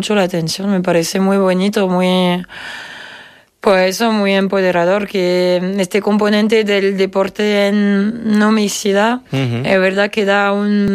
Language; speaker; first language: Spanish; non-native, fluent; French